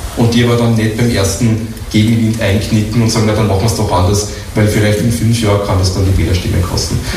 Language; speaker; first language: German; native; German